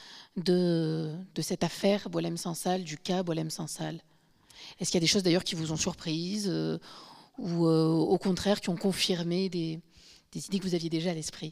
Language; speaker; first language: French; native; French